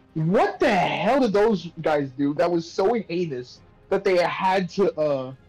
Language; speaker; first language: English; native; English